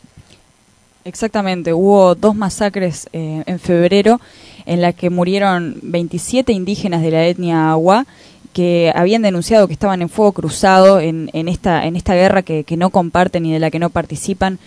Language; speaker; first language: Spanish; native; Spanish